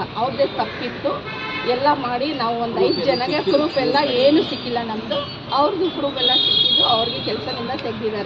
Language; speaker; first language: Kannada; non-native, local second language; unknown